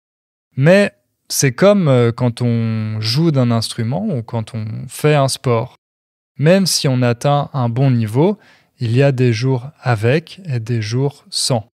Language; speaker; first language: French; native; French